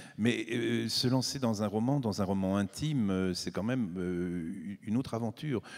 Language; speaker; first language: French; native; French